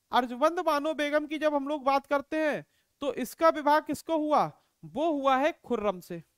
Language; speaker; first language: Hindi; native; Hindi